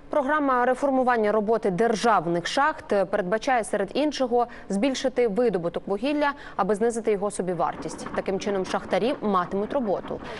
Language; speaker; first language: Ukrainian; native; Ukrainian